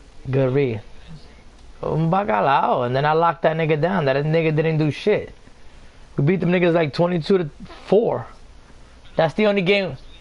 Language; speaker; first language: English; early bilingual, other home language; Spanish